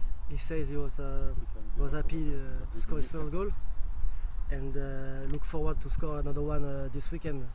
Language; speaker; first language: English; non-native, fluent; French